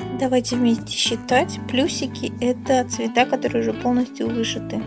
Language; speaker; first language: Russian; native; Russian